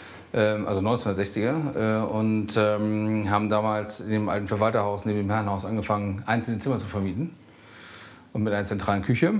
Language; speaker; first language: German; native; German